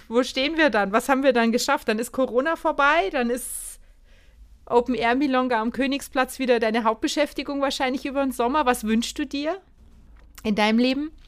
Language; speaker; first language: German; native; German